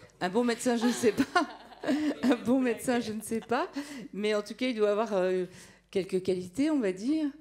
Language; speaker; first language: French; native; French